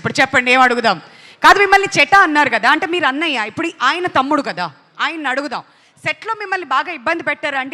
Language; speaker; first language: Telugu; native; Telugu